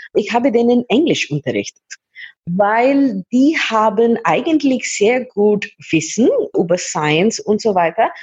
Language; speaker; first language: German; non-native, fluent; Hindi